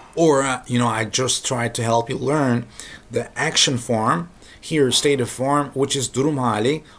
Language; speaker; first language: English; non-native, fluent; Turkish